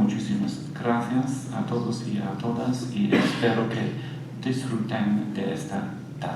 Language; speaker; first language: Spanish; non-native, fluent; English